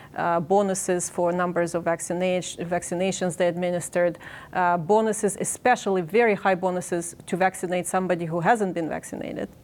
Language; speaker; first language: English; non-native, fluent; Ukrainian